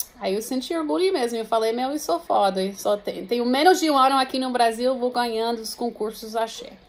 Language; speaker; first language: Portuguese; non-native, fluent; English